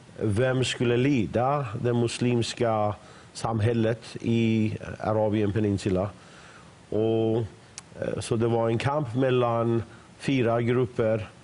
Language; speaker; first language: Swedish; non-native, fluent; Persian